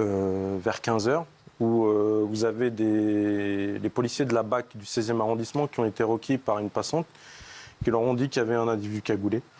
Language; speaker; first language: French; native; French